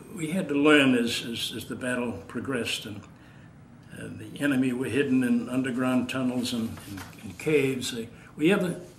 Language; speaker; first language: English; native; English